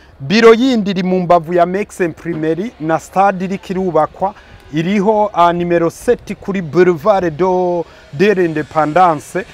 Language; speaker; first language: Rundi; early bilingual, heritage; Rundi